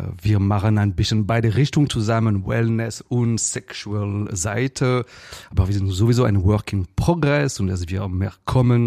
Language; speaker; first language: German; non-native, fluent; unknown